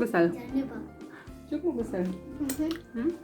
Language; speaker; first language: Turkish; non-native, learner; Cebuano